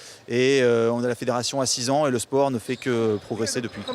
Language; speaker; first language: French; native; French